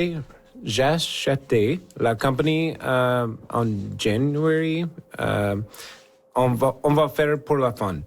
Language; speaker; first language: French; non-native, local second language; English